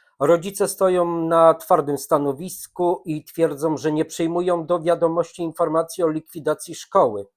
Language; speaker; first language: Polish; native; Polish